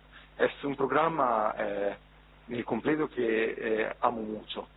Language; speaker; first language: Spanish; non-native, fluent; Italian